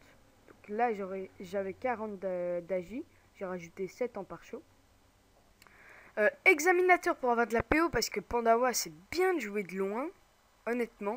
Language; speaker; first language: French; native; French